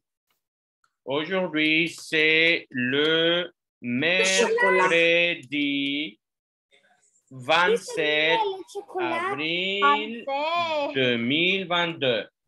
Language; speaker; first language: French; non-native, fluent; Spanish